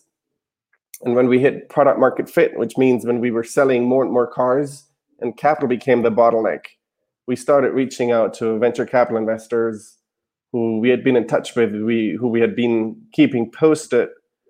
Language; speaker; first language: English; non-native, fluent; German